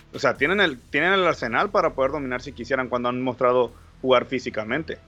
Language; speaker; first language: Spanish; native; Spanish